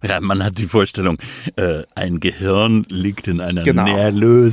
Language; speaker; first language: German; native; German